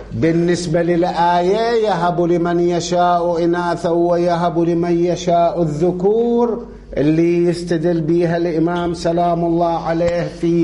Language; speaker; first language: Arabic; native; Arabic